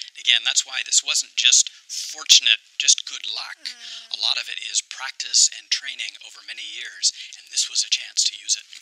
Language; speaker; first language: English; native; English